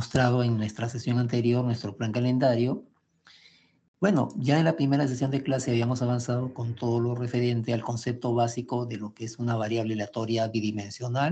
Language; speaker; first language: Spanish; native; Spanish